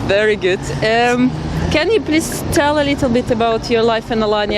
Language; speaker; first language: English; non-native, fluent; Russian